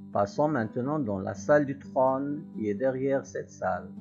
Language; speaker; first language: French; non-native, local second language; Arabic